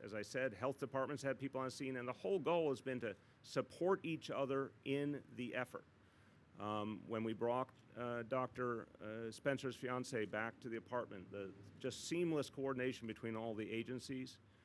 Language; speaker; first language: English; native; English